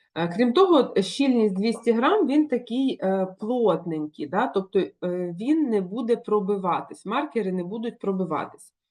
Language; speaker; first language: Ukrainian; non-native, local second language; Russian